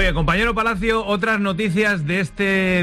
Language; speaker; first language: Spanish; native; Spanish